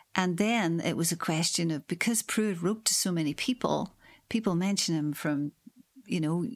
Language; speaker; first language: English; native; English